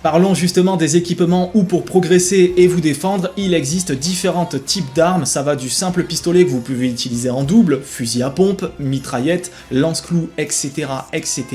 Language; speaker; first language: French; native; French